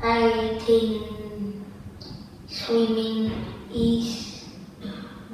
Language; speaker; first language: English; non-native, learner; Vietnamese